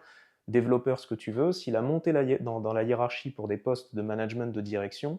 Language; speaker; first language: French; native; French